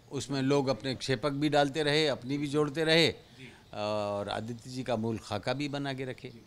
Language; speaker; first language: Hindi; native; Hindi